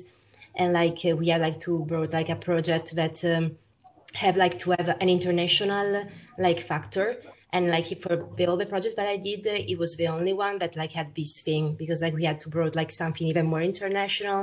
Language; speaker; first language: English; non-native, fluent; Italian